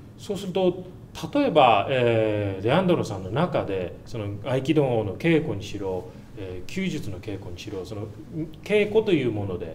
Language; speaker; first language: Japanese; native; Japanese